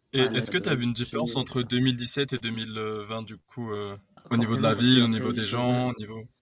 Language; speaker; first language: French; native; French